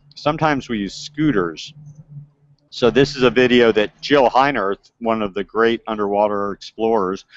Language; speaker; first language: English; native; English